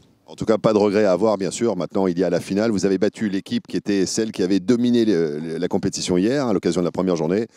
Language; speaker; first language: French; native; French